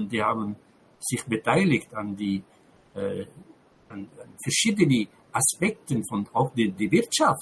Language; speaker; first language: German; non-native, fluent; Arabic